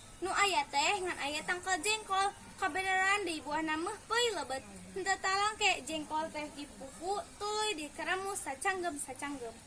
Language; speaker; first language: Sundanese; native; Sundanese